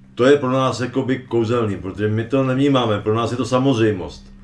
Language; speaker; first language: Czech; native; Czech